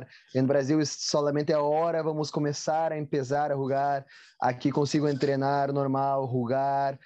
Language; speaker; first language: Spanish; non-native, learner; Portuguese